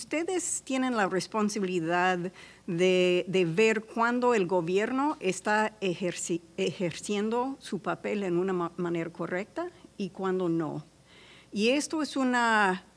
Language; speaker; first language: Spanish; non-native, fluent; English